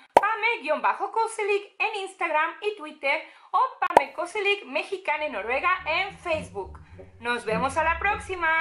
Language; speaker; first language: Spanish; native; Spanish